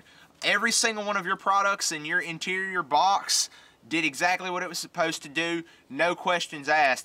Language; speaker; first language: English; native; English